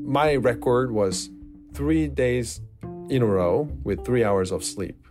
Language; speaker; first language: English; non-native, fluent; Korean